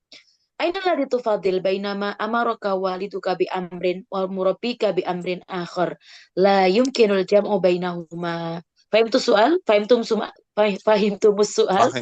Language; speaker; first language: Arabic; non-native, fluent; Indonesian